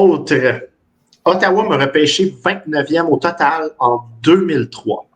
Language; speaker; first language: French; native; French